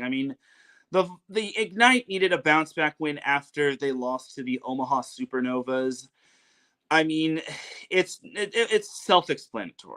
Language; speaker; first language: English; native; English